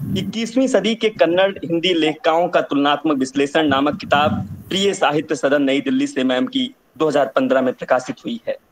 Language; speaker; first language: Hindi; native; Hindi